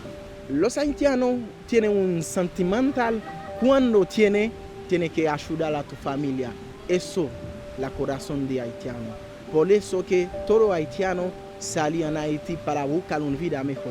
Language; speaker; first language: Spanish; non-native, learner; Haitian Creole